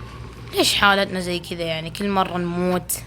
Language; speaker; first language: Arabic; native; Arabic